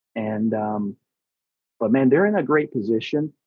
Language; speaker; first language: English; early bilingual, other home language; Spanish